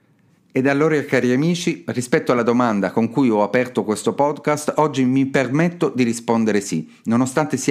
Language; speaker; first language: Italian; native; Italian